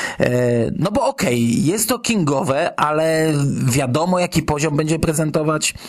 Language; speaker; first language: Polish; native; Polish